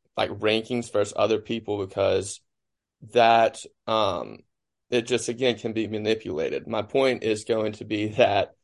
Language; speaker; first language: English; native; English